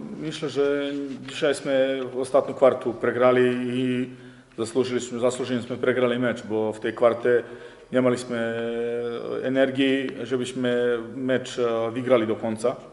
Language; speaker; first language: Polish; non-native, fluent; Serbian